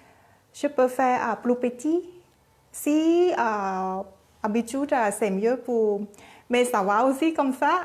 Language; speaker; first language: French; non-native, fluent; Thai